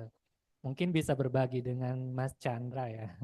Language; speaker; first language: Indonesian; native; Indonesian